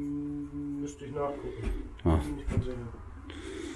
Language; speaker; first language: German; native; German